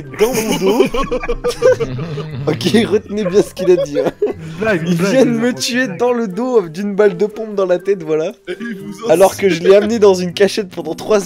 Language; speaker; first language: French; native; French